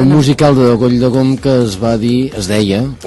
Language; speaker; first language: Catalan; native; Catalan